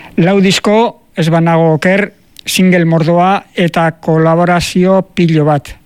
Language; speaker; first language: Basque; native; Basque